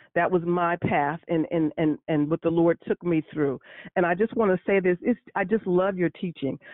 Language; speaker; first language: English; native; English